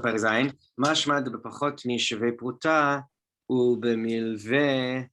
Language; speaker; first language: Hebrew; non-native, fluent; English